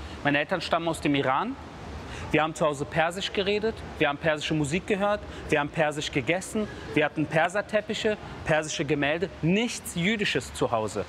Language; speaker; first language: German; early bilingual, other home language; Persian